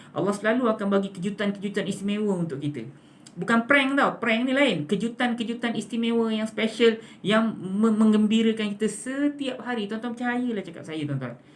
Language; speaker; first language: Malay; native; Malay